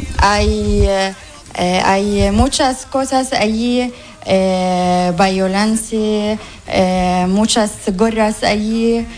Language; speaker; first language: Spanish; non-native, learner; Arabic